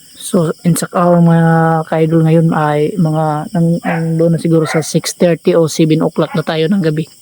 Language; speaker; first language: Filipino; non-native, local second language; Cebuano